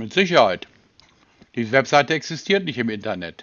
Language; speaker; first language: German; native; German